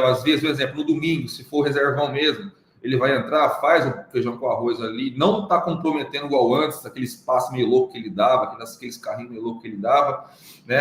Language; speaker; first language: Portuguese; native; Portuguese